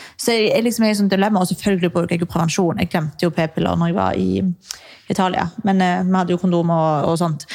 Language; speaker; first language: Norwegian; early bilingual, other home language; Arabic